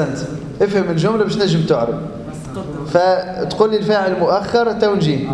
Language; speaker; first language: Arabic; native; Arabic